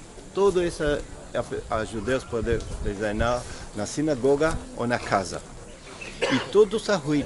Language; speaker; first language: Portuguese; non-native, fluent; Hebrew